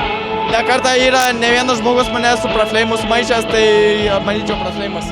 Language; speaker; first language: Lithuanian; native; Lithuanian